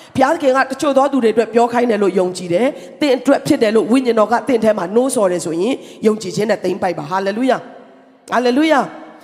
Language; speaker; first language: Burmese; non-native, local second language; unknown